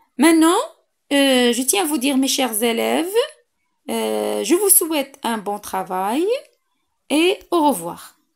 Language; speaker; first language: French; non-native, local second language; Arabic